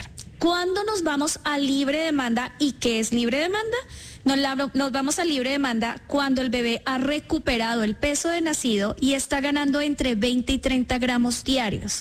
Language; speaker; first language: Spanish; native; Spanish